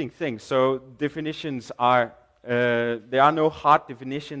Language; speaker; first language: English; non-native, fluent; Danish